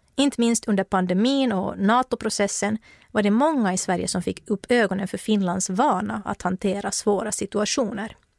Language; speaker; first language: Swedish; native; Swedish